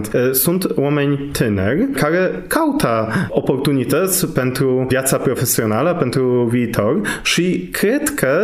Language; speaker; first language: Romanian; non-native, fluent; Polish